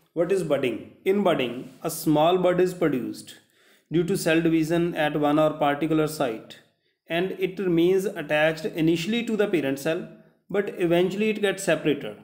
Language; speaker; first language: English; non-native, local second language; Punjabi